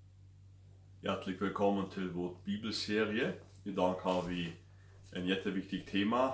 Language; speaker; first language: Swedish; non-native, fluent; German